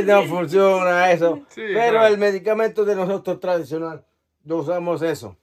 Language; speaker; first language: Spanish; non-native, local second language; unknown